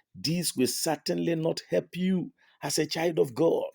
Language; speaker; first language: English; non-native, local second language; Yoruba